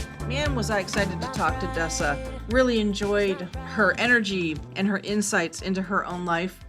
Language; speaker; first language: English; native; English